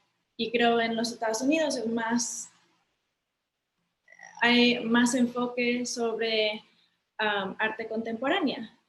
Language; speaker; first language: Spanish; early bilingual, heritage; Spanish